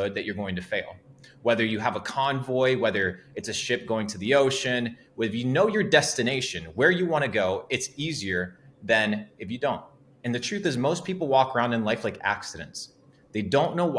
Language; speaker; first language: English; non-native, fluent; Spanish